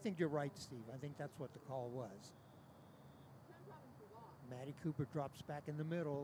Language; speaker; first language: English; native; English